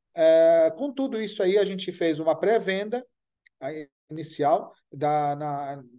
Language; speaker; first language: Portuguese; non-native, fluent; Arabic